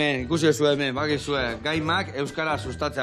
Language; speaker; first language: Basque; native; Basque